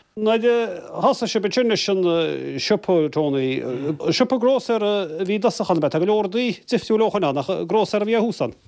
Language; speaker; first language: Irish; native; Irish